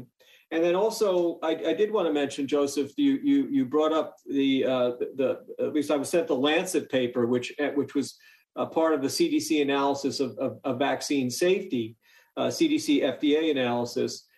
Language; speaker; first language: English; native; English